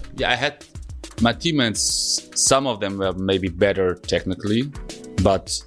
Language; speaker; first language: English; non-native, fluent; German